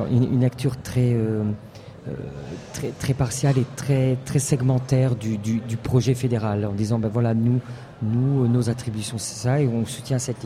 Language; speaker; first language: French; native; French